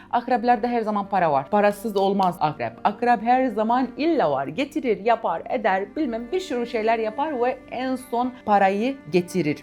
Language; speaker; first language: Turkish; non-native, fluent; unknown